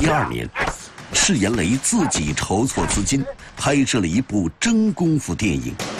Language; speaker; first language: Chinese; native; Chinese